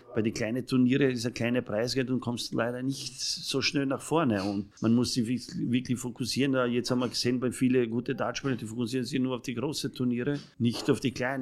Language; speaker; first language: German; non-native, fluent; Serbian